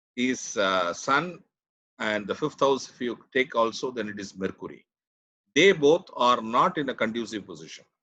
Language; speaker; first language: English; non-native, local second language; Tamil